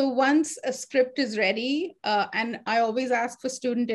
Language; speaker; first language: English; non-native, local second language; Hindi